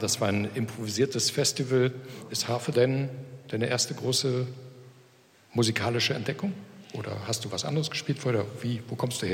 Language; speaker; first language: German; native; German